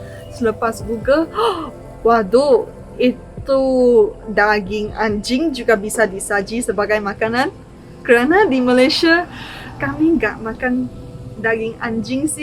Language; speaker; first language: Indonesian; non-native, fluent; Chinese